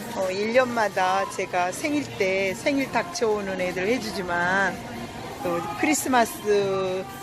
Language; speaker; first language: Korean; native; Korean